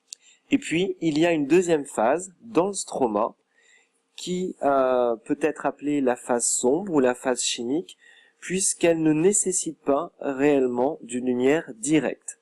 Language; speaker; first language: French; native; French